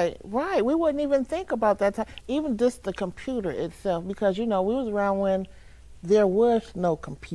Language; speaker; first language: English; native; English